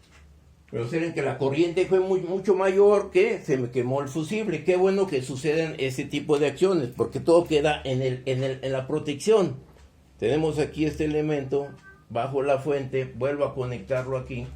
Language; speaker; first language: Spanish; native; Spanish